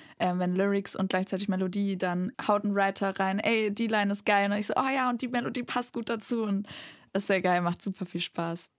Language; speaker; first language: German; native; German